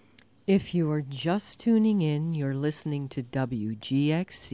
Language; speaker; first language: English; native; English